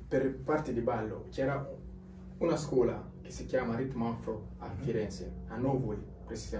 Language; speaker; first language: Italian; non-native, learner; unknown